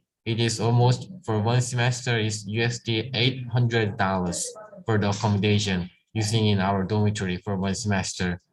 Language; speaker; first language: English; non-native, learner; Korean